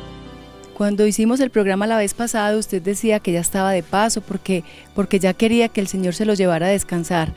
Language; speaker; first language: Spanish; native; Spanish